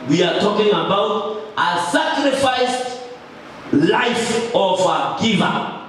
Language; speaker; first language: English; non-native, local second language; Swahili